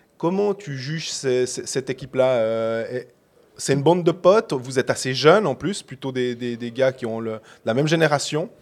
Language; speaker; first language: French; native; French